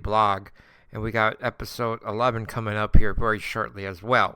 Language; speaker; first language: English; native; English